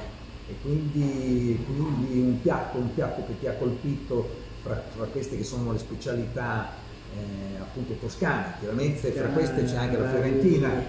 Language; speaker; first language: Italian; native; Italian